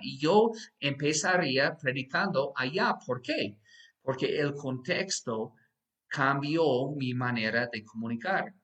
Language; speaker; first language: Spanish; non-native, fluent; English